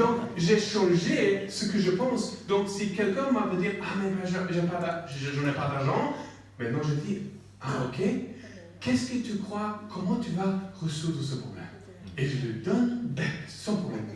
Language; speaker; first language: French; non-native, learner; English